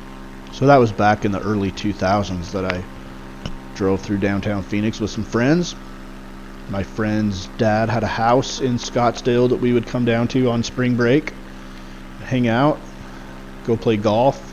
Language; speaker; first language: English; native; English